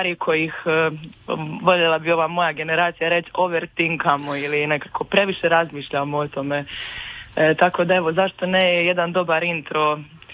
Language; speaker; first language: Croatian; native; Croatian